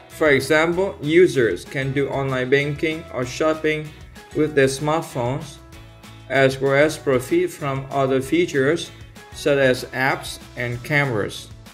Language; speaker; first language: English; non-native, fluent; Vietnamese